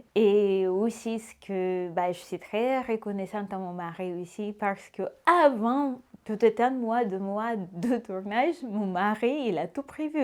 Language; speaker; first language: French; non-native, fluent; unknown